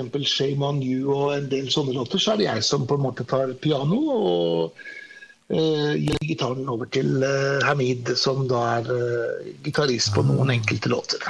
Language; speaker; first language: Norwegian; early bilingual, other home language; Persian